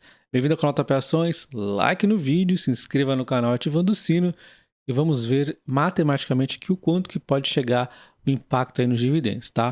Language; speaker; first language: Portuguese; native; Portuguese